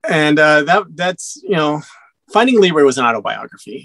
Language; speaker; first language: English; native; English